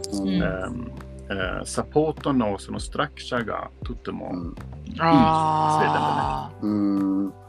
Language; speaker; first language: Japanese; non-native, learner; Swedish